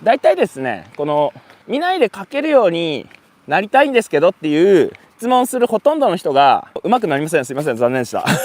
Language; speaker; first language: Japanese; native; Japanese